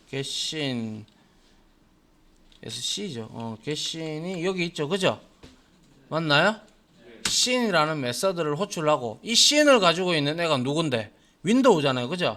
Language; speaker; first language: Korean; native; Korean